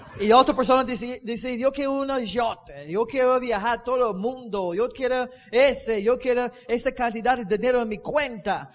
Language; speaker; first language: Spanish; non-native, learner; English